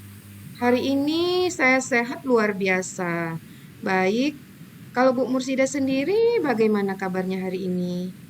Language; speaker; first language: Indonesian; native; Indonesian